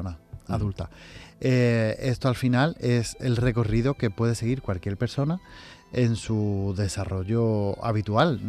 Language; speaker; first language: Spanish; native; Spanish